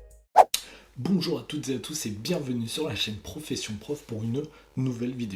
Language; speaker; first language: French; native; French